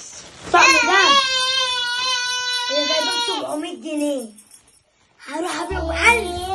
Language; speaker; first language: Arabic; native; Arabic